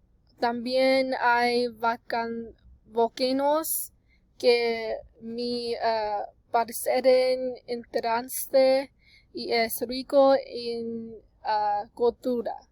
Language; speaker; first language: Spanish; non-native, learner; English